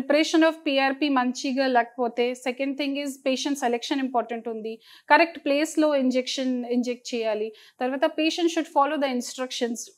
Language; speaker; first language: Telugu; non-native, fluent; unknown